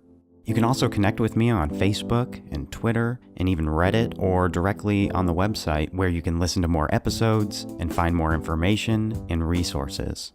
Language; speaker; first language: English; native; English